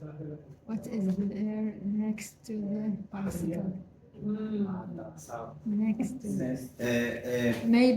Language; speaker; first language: English; non-native, learner; Arabic